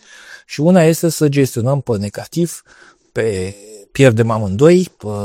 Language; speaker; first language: Romanian; native; Romanian